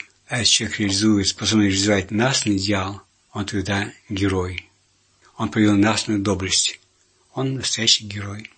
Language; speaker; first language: Russian; native; Russian